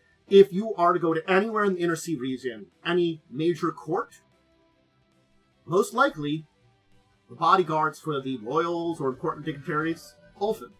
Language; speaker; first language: English; native; English